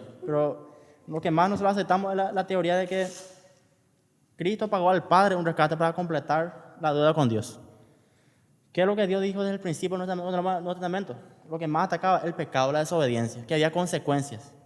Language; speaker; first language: Spanish; native; Spanish